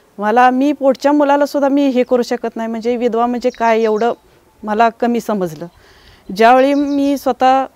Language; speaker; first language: Marathi; native; Marathi